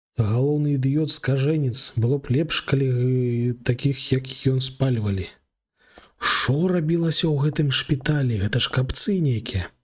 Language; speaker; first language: Belarusian; non-native, local second language; Russian